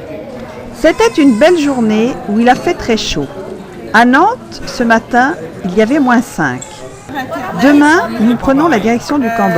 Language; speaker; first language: French; native; French